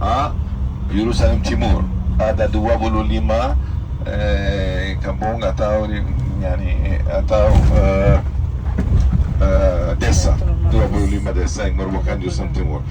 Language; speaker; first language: Indonesian; non-native, fluent; Arabic